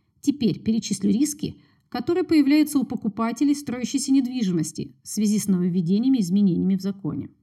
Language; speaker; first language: Russian; native; Russian